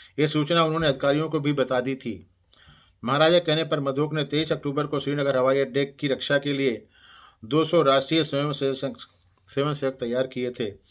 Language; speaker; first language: Hindi; native; Hindi